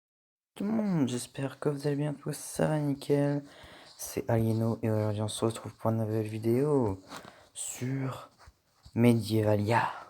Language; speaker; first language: French; native; French